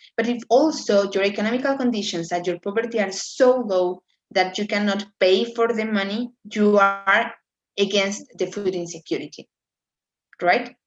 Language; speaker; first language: English; non-native, fluent; Spanish